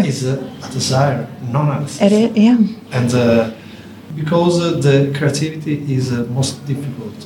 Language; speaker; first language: English; non-native, learner; Italian